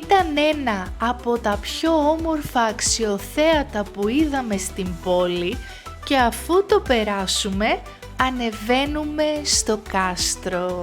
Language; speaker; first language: Greek; native; Greek